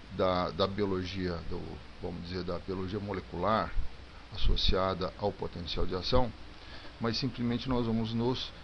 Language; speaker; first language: Portuguese; native; Portuguese